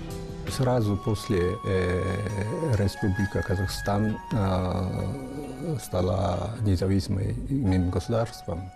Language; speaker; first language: Russian; non-native, fluent; Slovak